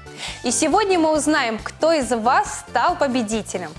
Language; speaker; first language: Russian; native; Russian